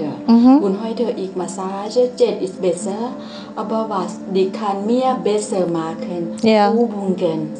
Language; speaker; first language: German; non-native, learner; Thai